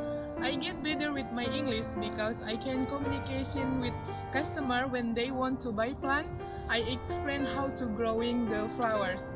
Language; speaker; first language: English; non-native, learner; Indonesian